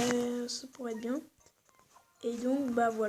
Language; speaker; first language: French; native; French